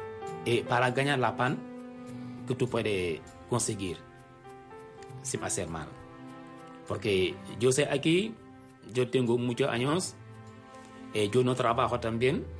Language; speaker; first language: Spanish; non-native, learner; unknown